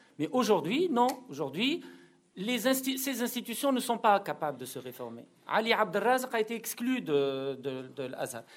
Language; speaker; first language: French; non-native, local second language; Arabic